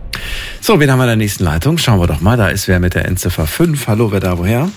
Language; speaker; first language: German; native; German